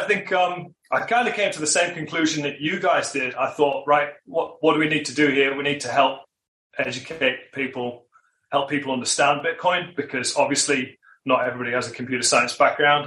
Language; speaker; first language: English; native; English